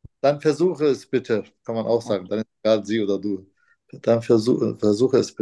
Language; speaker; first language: German; non-native, fluent; Turkish